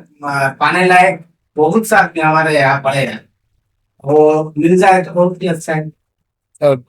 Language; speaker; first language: Hindi; non-native, local second language; Bangla